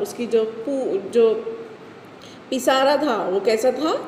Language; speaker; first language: Hindi; non-native, local second language; Marathi